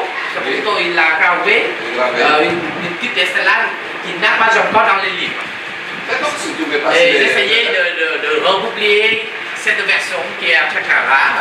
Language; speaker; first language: French; non-native, learner; Vietnamese